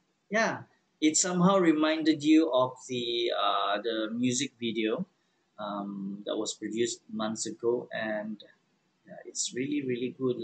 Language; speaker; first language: English; non-native, local second language; Malay